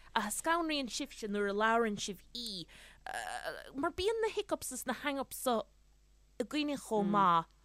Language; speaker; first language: Irish; native; Irish